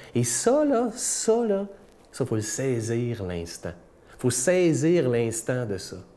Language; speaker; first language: French; native; French